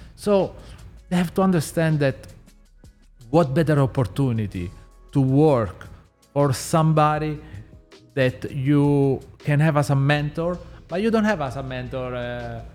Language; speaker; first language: English; non-native, learner; Italian